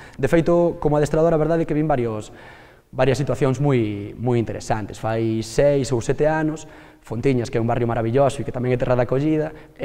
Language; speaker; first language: Galician; native; Galician